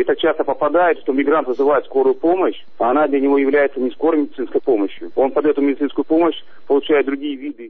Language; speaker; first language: Russian; native; Russian